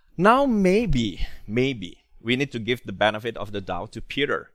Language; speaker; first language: English; non-native, fluent; Indonesian